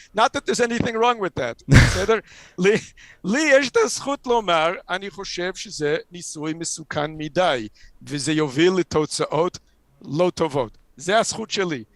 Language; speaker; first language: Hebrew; non-native, fluent; English